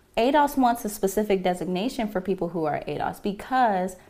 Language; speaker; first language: English; native; English